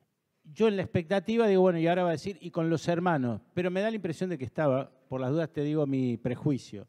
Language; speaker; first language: Spanish; native; Spanish